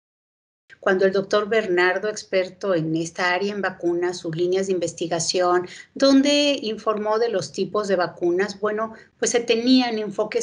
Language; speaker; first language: Spanish; native; Spanish